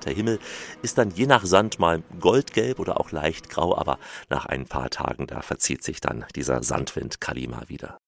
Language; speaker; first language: German; native; German